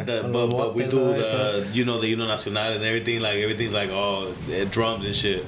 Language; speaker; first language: English; early bilingual, other home language; Spanish